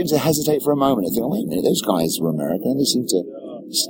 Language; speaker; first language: English; native; English